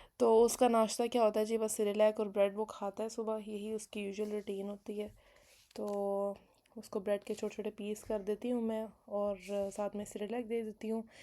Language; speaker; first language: Urdu; native; Urdu